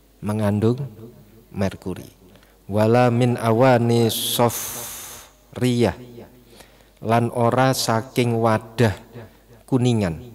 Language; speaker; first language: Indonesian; non-native, local second language; Javanese